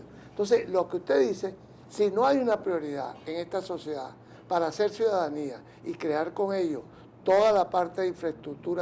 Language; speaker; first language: Spanish; native; Spanish